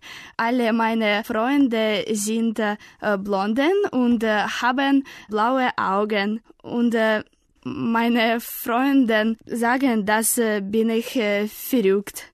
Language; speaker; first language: German; non-native, learner; Russian